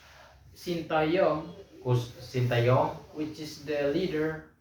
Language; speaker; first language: English; non-native, learner; Indonesian